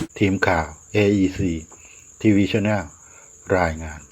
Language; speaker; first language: Thai; native; Thai